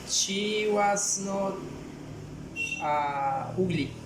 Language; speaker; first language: English; non-native, learner; Spanish